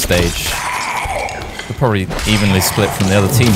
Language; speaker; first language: English; native; English